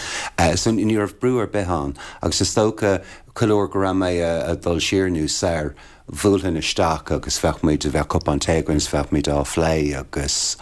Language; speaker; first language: Irish; native; Irish